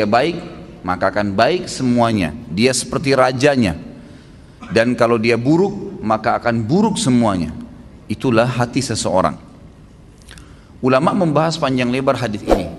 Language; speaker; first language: Indonesian; native; Indonesian